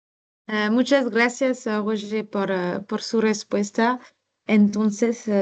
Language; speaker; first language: Spanish; non-native, learner; French